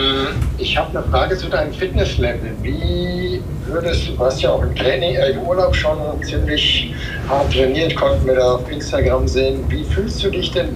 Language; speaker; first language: German; native; German